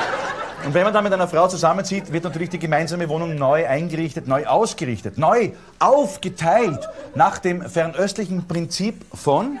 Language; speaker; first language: German; native; German